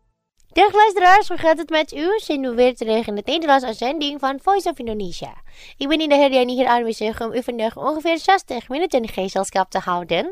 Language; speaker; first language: Dutch; non-native, fluent; Indonesian